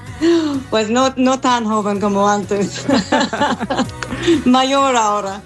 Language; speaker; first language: Spanish; non-native, learner; English